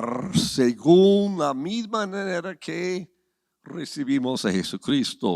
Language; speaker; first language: Spanish; non-native, fluent; English